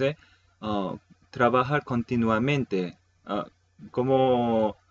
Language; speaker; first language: Spanish; non-native, fluent; Korean